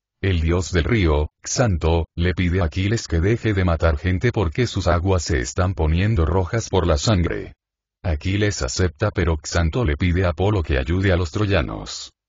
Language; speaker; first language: Spanish; native; Spanish